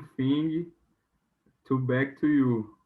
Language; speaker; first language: English; non-native, learner; Portuguese